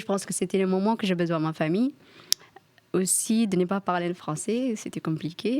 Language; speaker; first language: French; non-native, fluent; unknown